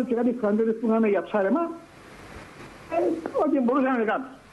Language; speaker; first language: Greek; native; Greek